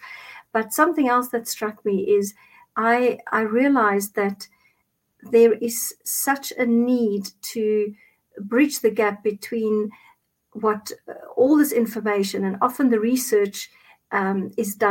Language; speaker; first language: English; non-native, local second language; Afrikaans